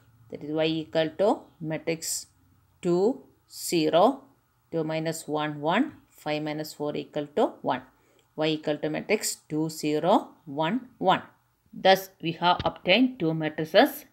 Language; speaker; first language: English; non-native, local second language; Malayalam